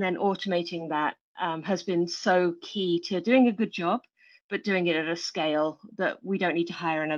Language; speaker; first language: English; native; English